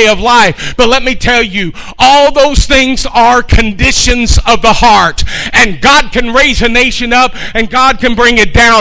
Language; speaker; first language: English; native; English